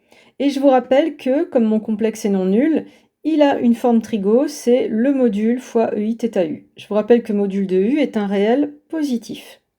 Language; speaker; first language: French; native; French